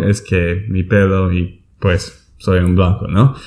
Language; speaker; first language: Spanish; non-native, learner; English